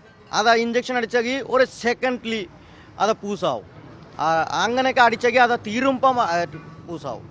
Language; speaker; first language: Malayalam; non-native, local second language; Assamese